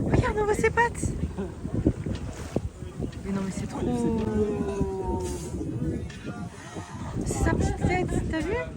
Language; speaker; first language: French; native; French